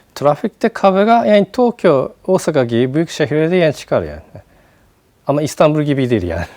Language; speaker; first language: Turkish; non-native, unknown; Japanese